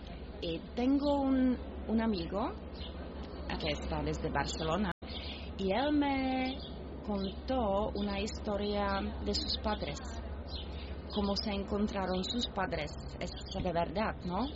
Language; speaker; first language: Spanish; non-native, fluent; Czech